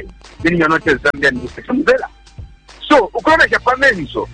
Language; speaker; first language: English; non-native, local second language; Bemba